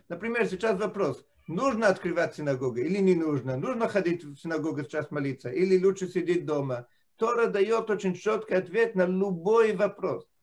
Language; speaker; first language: Russian; non-native, fluent; Italian